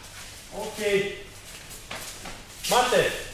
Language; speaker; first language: English; non-native, learner; Russian